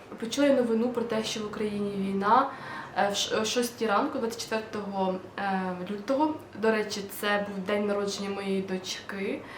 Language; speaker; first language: Ukrainian; non-native, local second language; Russian